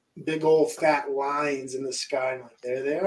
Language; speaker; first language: English; native; English